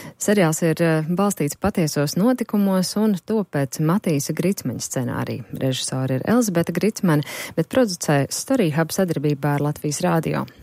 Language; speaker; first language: Latvian; native; Latvian